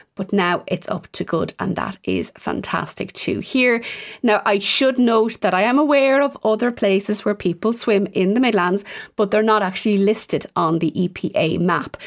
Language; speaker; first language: English; native; English